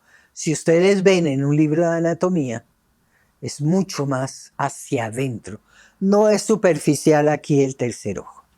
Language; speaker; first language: Spanish; native; Spanish